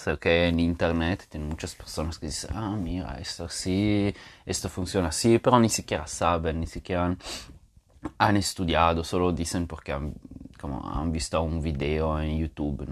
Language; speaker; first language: Spanish; non-native, fluent; Portuguese